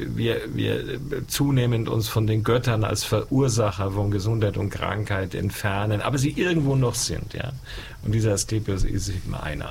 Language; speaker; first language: German; native; German